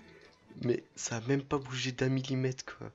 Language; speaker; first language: French; native; French